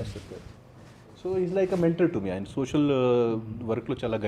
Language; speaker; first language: Telugu; non-native, fluent; Hindi